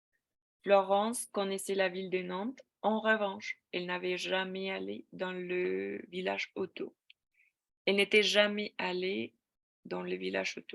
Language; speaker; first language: French; non-native, fluent; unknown